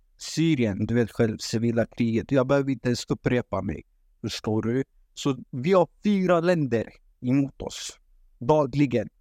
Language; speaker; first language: Swedish; early bilingual, other home language; Kurdish